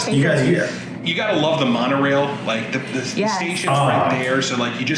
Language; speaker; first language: English; native; English